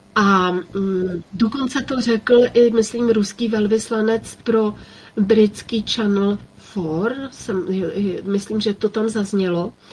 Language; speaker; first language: Czech; native; Czech